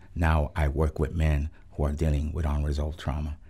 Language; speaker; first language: English; early bilingual, other home language; Spanish